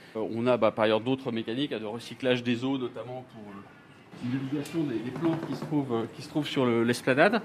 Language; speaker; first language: French; native; French